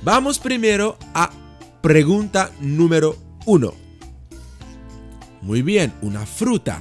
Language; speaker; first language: Spanish; non-native, fluent; Dutch